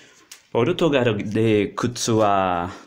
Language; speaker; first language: Japanese; non-native, learner; Portuguese